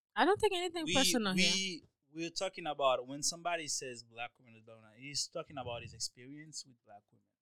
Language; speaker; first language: English; non-native, fluent; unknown